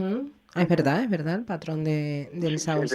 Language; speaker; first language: Spanish; native; Spanish